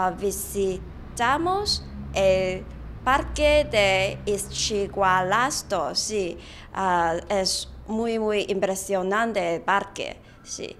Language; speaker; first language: Spanish; non-native, learner; Chinese